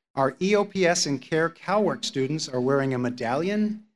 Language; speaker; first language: English; native; English